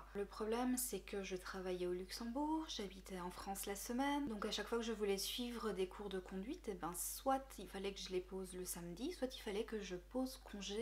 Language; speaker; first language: French; native; French